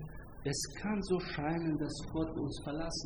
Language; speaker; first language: German; non-native, fluent; Hungarian